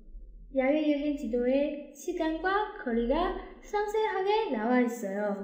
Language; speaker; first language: Korean; non-native, fluent; Chinese